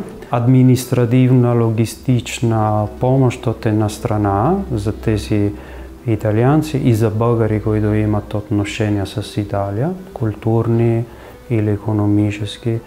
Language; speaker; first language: Bulgarian; non-native, fluent; Italian